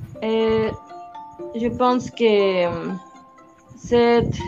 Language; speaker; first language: French; non-native, learner; Spanish